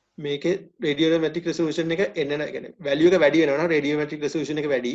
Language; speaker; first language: Sinhala; native; Sinhala